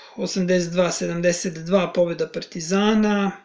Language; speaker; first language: Serbian; native; Serbian